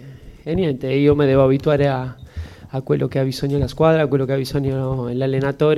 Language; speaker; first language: Italian; non-native, fluent; Spanish